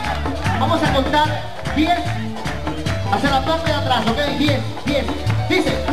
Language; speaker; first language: Spanish; native; Spanish